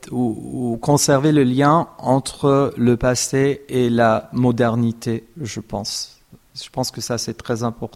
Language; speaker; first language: French; non-native, fluent; Armenian